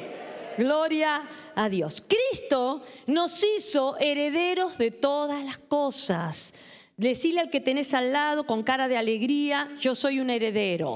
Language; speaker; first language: Spanish; native; Spanish